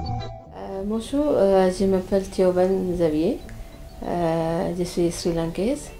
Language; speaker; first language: French; non-native, fluent; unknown